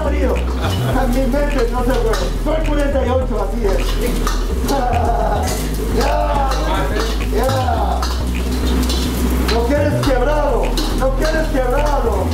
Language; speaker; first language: Spanish; non-native, learner; English